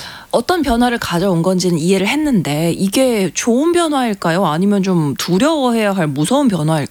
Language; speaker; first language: Korean; native; Korean